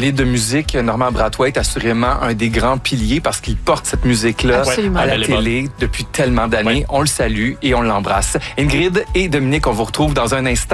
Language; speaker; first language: French; native; French